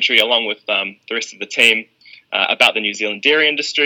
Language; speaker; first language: English; native; English